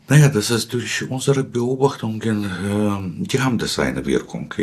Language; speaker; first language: German; non-native, fluent; Russian